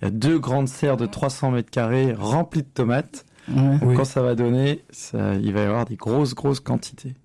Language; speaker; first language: French; native; French